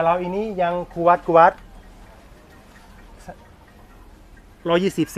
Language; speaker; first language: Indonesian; non-native, learner; Thai